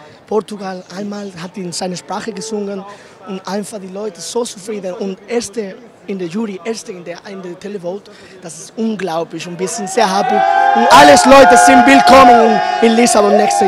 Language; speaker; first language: German; non-native, learner; Portuguese